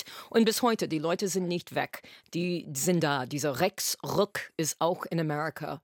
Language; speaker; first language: German; non-native, fluent; English